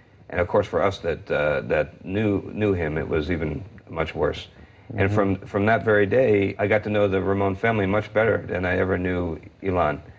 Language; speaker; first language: English; native; English